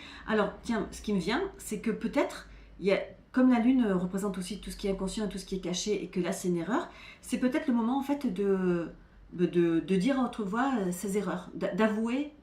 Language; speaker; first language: French; native; French